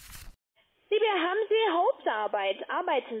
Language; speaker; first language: German; non-native, learner; Russian